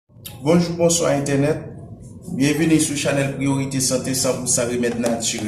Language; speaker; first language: French; non-native, local second language; Haitian Creole